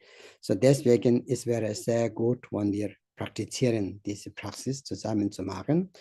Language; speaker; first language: German; non-native, learner; Tibetan